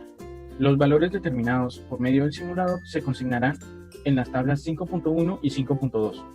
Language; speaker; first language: Spanish; native; Spanish